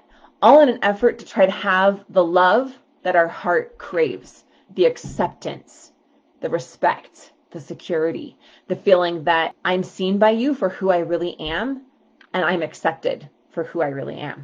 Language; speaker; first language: English; native; English